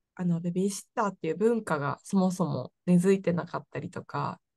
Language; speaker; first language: Japanese; native; Japanese